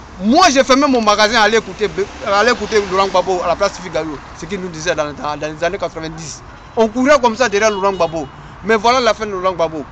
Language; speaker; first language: French; non-native, local second language; Dyula